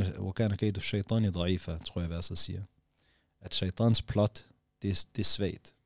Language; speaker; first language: Danish; early bilingual, other home language; Arabic